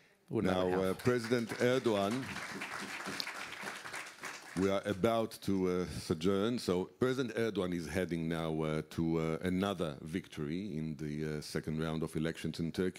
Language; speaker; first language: English; non-native, fluent; Hebrew